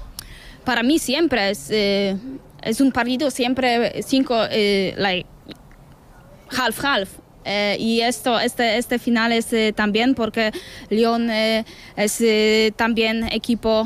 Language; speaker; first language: Spanish; non-native, learner; Polish